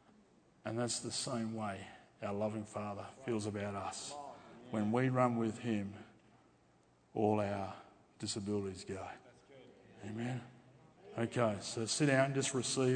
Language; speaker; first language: English; native; English